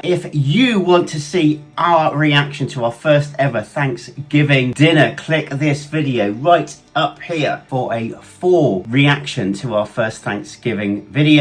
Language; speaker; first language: English; native; English